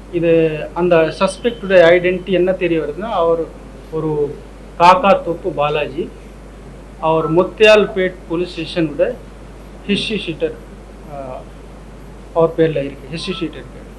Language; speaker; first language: Tamil; non-native, local second language; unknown